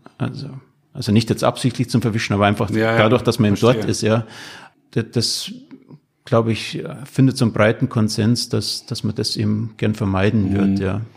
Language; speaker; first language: German; native; German